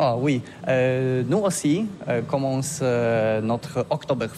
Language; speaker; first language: French; non-native, learner; Polish